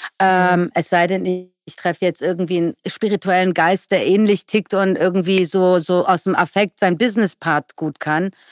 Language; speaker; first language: German; early bilingual, other home language; Persian